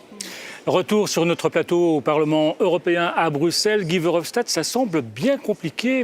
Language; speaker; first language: French; native; French